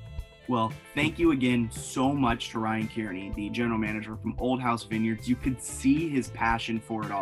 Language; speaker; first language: English; native; English